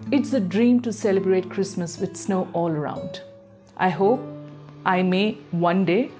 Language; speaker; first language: English; non-native, local second language; Malayalam